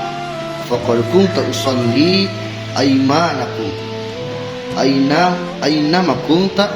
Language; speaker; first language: Arabic; non-native, learner; Indonesian